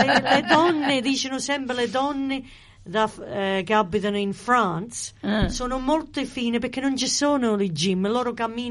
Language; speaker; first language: Italian; early bilingual, heritage; Italian